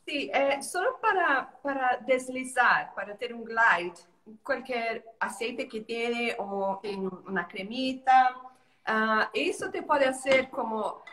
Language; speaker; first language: Spanish; non-native, learner; Portuguese